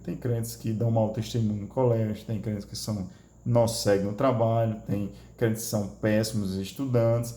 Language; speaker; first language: Portuguese; native; Portuguese